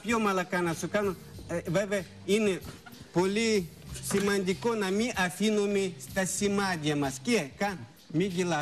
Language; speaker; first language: Greek; non-native, fluent; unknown